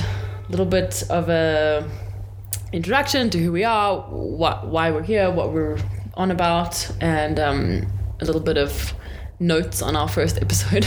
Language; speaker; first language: English; native; English